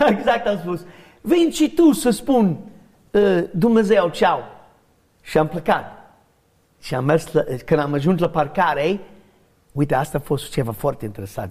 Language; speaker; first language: Romanian; non-native, fluent; English